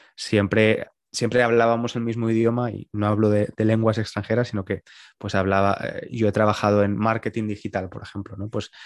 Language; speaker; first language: Spanish; native; Spanish